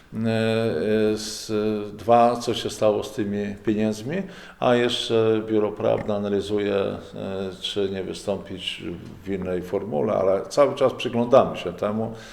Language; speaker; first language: Polish; native; Polish